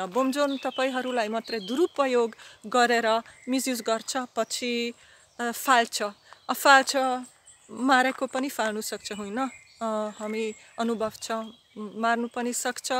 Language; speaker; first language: Nepali; non-native, learner; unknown